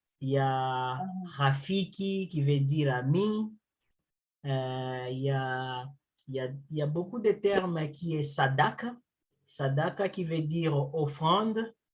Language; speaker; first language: French; non-native, local second language; Luba-Lulua